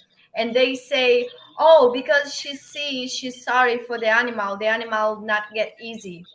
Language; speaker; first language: English; non-native, learner; Portuguese